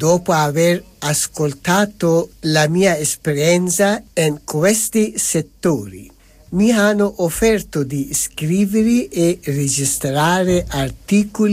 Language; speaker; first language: Italian; non-native, fluent; Persian